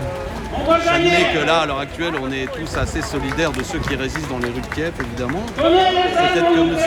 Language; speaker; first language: French; native; French